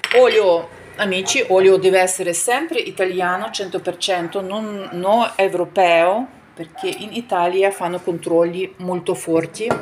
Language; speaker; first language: Italian; non-native, learner; Ukrainian